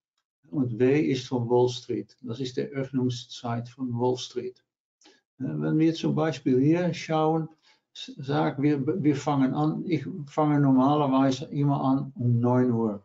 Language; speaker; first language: German; non-native, learner; Dutch